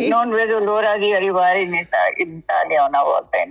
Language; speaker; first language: Italian; non-native, learner; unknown